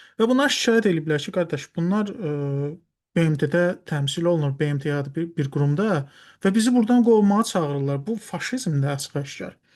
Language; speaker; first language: Azerbaijani; non-native, local second language; Talysh